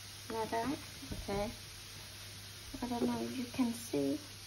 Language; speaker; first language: English; non-native, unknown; Thai